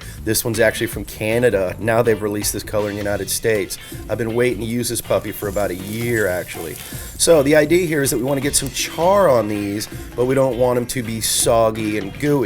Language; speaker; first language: English; native; English